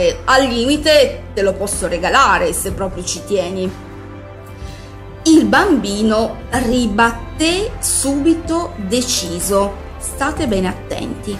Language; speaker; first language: Italian; native; Italian